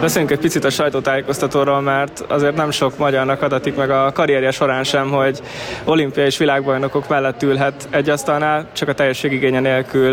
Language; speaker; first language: Hungarian; native; Hungarian